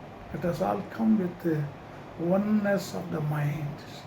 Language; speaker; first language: English; non-native, local second language; Tamil